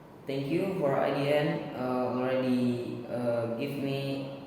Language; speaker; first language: English; non-native, learner; Indonesian